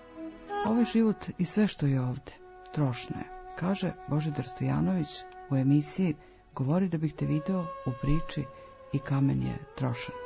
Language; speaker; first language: Bosnian; native; Bosnian